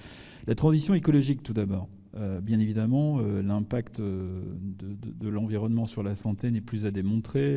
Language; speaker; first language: French; native; French